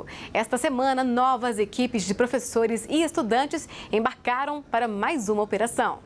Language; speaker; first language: Portuguese; native; Portuguese